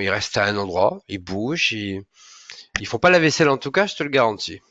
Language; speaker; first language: French; native; French